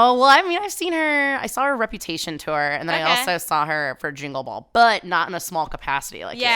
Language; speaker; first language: English; native; English